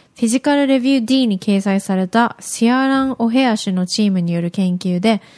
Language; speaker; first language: Japanese; native; Japanese